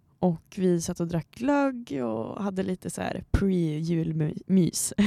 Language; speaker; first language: Swedish; native; Swedish